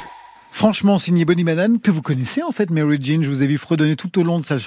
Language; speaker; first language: French; native; French